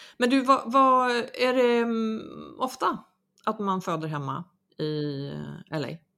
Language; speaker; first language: Swedish; native; Swedish